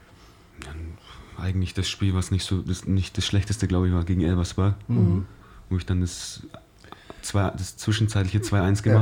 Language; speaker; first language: German; native; German